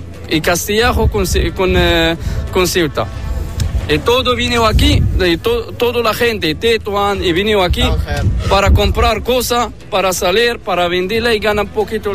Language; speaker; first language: Spanish; non-native, learner; Arabic